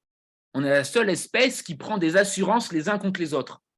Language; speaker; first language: French; native; French